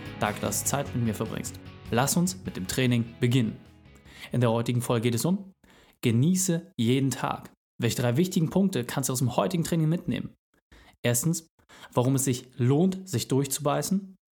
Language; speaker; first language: German; native; German